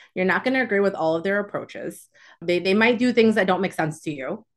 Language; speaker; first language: English; early bilingual, other home language; Chinese